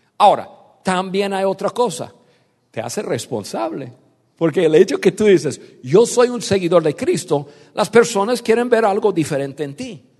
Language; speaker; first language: Spanish; non-native, fluent; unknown